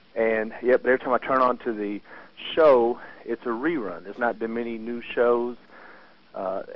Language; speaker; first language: English; early bilingual, other home language; Italian